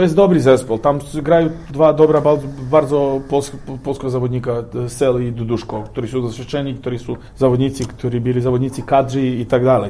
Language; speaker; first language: Polish; non-native, fluent; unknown